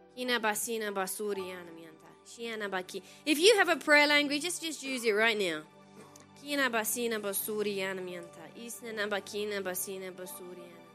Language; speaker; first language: English; native; English